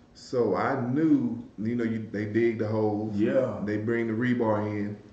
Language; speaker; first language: English; native; English